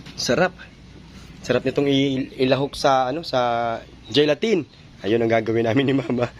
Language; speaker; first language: Filipino; native; Filipino